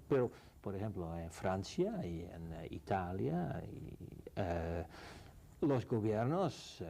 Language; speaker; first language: Spanish; non-native, fluent; Dutch